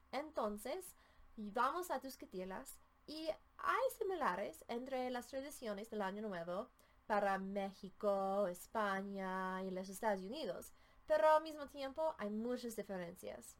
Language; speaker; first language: Spanish; non-native, fluent; English